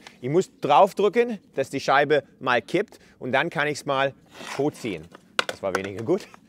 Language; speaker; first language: German; non-native, fluent; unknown